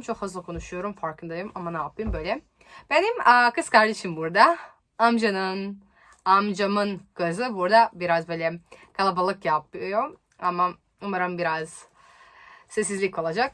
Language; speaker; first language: Turkish; non-native, learner; Serbian